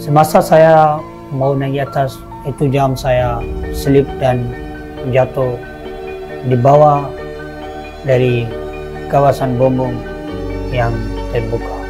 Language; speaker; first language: Indonesian; non-native, learner; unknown